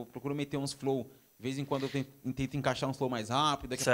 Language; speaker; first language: Portuguese; native; Portuguese